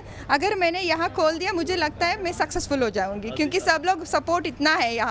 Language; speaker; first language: Hindi; early bilingual, heritage; Hindi